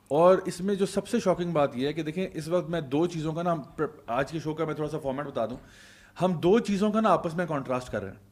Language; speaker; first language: Urdu; native; Urdu